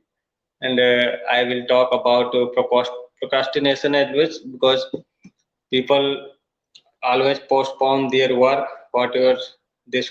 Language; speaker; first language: English; non-native, learner; Hindi